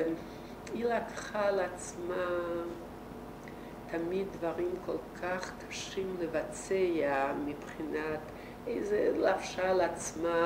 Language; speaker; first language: Hebrew; non-native, fluent; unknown